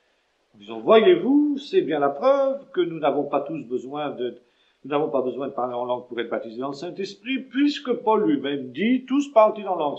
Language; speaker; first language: French; native; French